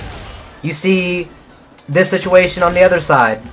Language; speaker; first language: English; native; English